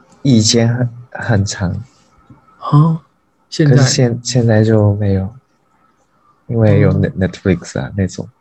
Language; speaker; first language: Chinese; non-native, learner; Japanese